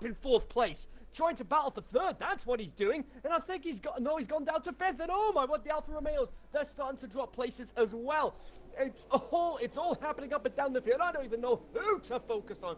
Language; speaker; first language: English; native; English